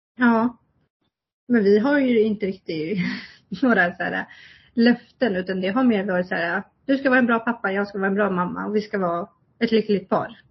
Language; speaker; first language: Swedish; early bilingual, other home language; Kurdish